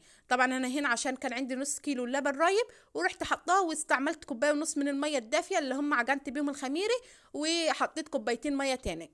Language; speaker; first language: Arabic; native; Arabic